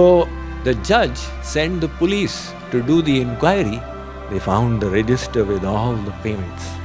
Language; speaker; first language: English; non-native, local second language; Hindi